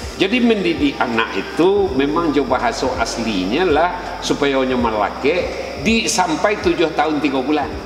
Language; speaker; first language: Malay; non-native, local second language; Minangkabau